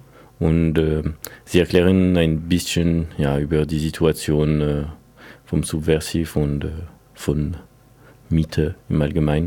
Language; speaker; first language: German; non-native, fluent; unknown